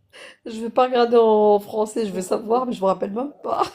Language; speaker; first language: French; native; French